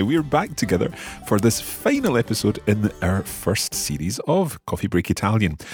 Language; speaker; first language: English; native; English